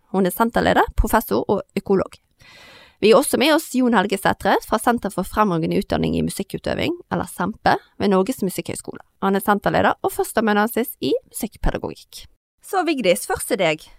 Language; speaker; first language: Norwegian; native; Norwegian